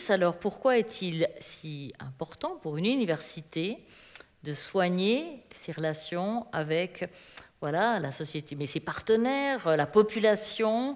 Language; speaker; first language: French; native; French